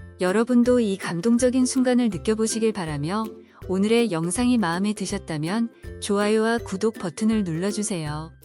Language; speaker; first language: Korean; native; Korean